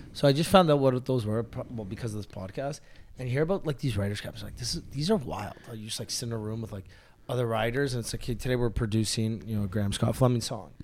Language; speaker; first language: English; native; English